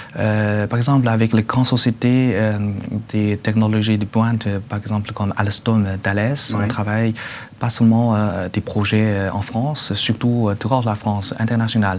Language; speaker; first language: French; non-native, learner; Chinese